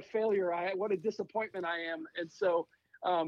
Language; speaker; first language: English; native; English